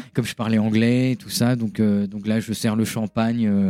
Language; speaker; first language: French; native; French